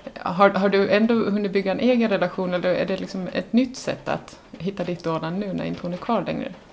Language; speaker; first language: Swedish; native; Swedish